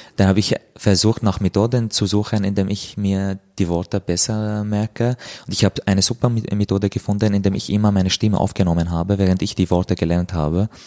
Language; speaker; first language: German; non-native, fluent; Arabic